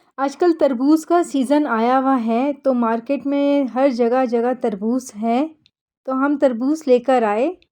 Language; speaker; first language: Urdu; native; Urdu